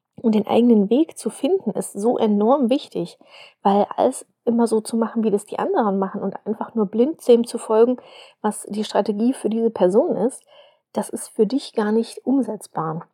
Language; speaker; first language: German; native; German